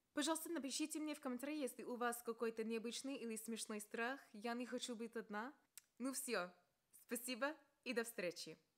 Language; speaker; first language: Russian; non-native, fluent; English